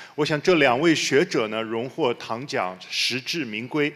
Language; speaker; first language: Chinese; native; Chinese